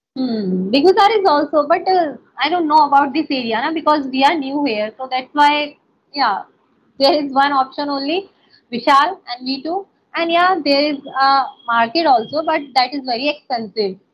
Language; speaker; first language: English; non-native, local second language; Hindi